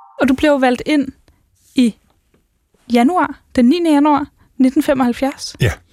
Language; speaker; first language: Danish; native; Danish